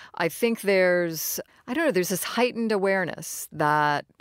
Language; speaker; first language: English; native; English